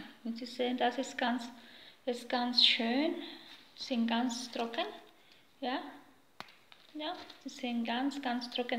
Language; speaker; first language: German; non-native, learner; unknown